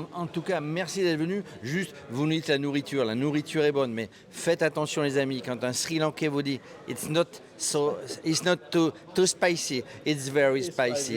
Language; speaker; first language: French; native; French